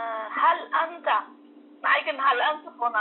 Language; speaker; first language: Arabic; non-native, learner; Tigrinya